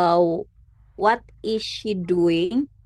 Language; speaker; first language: English; non-native, learner; Indonesian